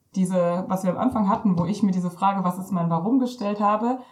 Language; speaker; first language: German; native; German